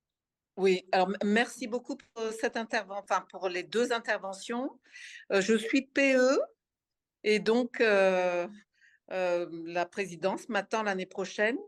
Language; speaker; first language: French; non-native, local second language; Malagasy